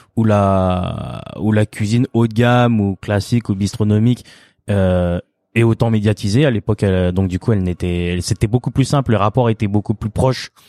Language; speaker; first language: French; native; French